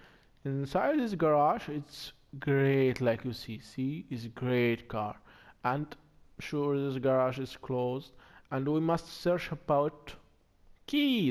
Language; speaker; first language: English; non-native, learner; Arabic